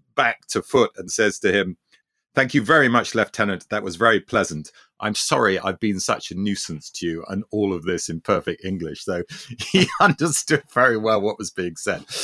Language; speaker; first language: English; early bilingual, other home language; Armenian